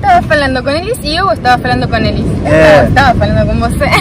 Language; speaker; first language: Portuguese; non-native, learner; Spanish